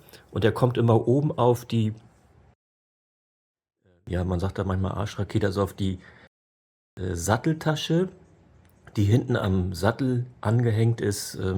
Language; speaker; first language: German; native; German